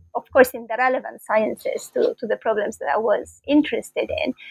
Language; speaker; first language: English; non-native, fluent; Italian